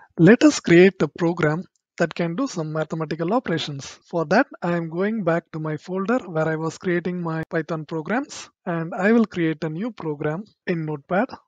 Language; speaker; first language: English; non-native, local second language; Tamil